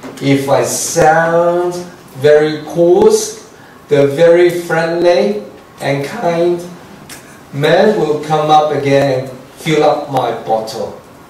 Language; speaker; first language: English; non-native, fluent; Chinese